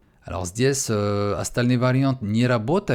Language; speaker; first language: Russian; non-native, fluent; French